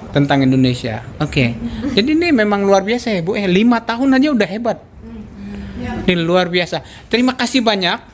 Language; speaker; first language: Indonesian; native; Indonesian